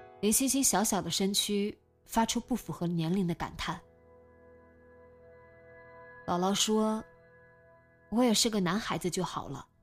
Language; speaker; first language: Chinese; native; Chinese